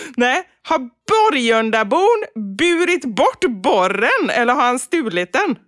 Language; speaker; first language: Swedish; native; Swedish